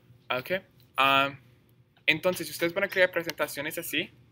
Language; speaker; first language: Spanish; non-native, fluent; English